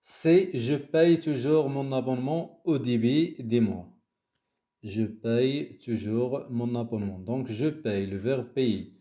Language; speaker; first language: French; non-native, local second language; Arabic